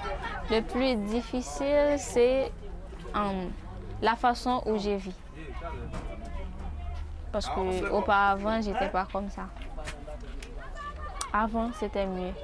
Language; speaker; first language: French; non-native, local second language; Haitian Creole